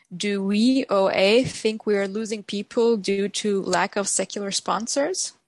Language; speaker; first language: English; non-native, fluent; German